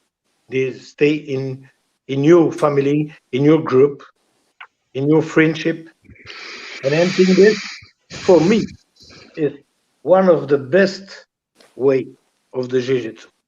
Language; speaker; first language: English; non-native, learner; French